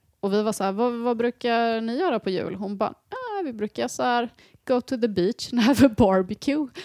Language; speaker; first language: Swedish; native; Swedish